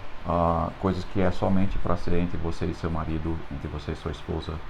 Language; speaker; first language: Portuguese; non-native, fluent; English